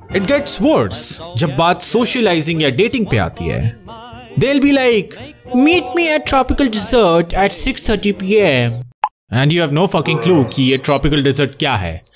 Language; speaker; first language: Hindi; non-native, local second language; Bangla